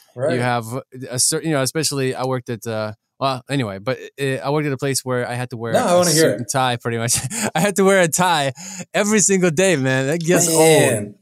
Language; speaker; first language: English; early bilingual, other home language; Ukrainian